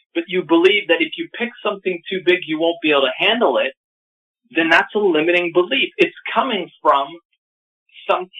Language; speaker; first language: English; native; English